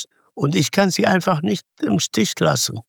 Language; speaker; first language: German; non-native, fluent; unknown